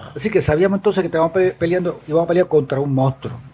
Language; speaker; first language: Spanish; native; Spanish